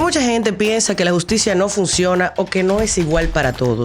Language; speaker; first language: Spanish; native; Spanish